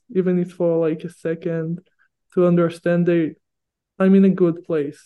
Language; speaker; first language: English; non-native, fluent; Hebrew